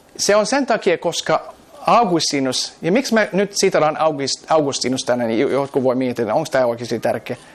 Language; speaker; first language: Finnish; non-native, fluent; English